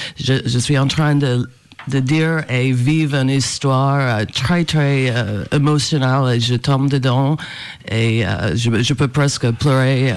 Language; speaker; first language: French; non-native, fluent; English